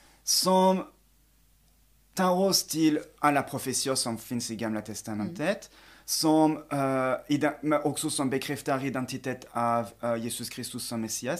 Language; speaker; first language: Swedish; non-native, fluent; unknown